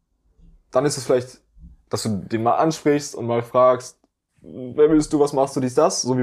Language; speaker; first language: German; native; German